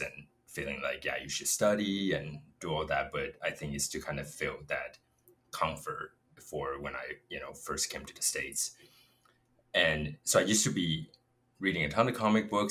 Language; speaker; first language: English; non-native, fluent; Chinese